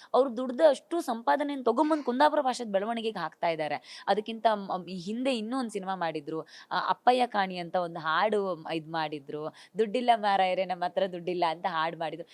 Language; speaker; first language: Kannada; native; Kannada